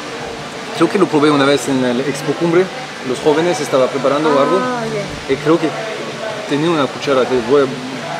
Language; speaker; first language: Spanish; non-native, fluent; French